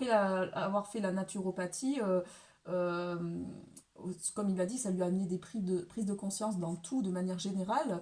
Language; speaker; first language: French; native; French